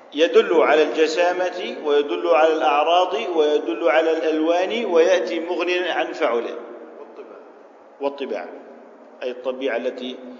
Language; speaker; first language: Arabic; native; Arabic